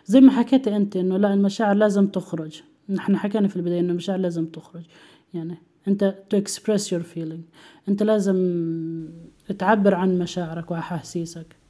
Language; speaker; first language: Arabic; native; Arabic